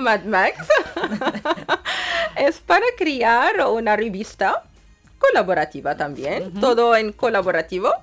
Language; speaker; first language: Spanish; non-native, fluent; Arabic